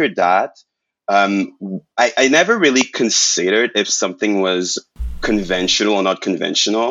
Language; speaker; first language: English; non-native, fluent; French